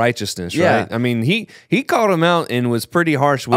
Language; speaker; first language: English; native; English